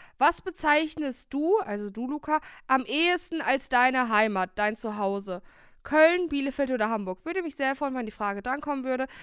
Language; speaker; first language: German; native; German